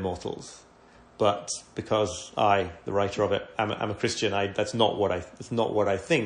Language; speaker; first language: English; native; English